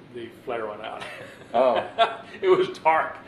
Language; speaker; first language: English; native; English